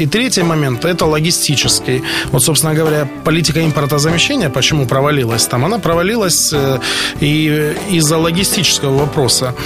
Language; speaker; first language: Russian; native; Russian